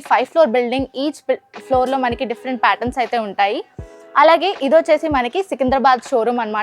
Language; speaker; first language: Telugu; native; Telugu